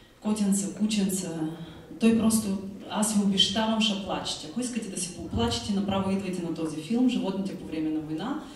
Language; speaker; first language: Bulgarian; early bilingual, heritage; Bulgarian